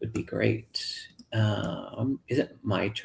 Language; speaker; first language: English; native; English